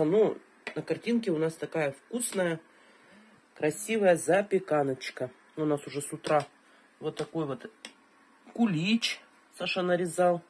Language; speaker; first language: Russian; native; Russian